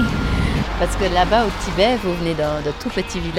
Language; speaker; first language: French; native; French